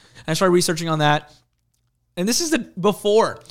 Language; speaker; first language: English; early bilingual, other home language; Urdu